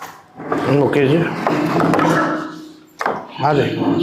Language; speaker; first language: Hindi; native; Hindi